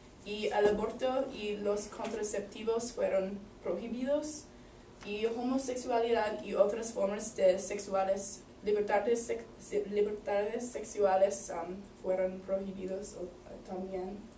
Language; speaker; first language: Spanish; non-native, learner; English